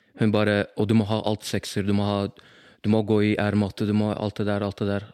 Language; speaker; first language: Norwegian; early bilingual, other home language; Arabic